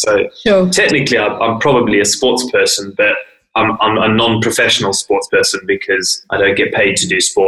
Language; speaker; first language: English; native; English